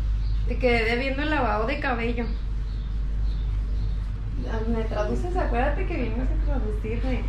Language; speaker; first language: Spanish; native; Spanish